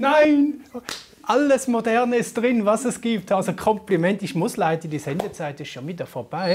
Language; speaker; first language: German; native; German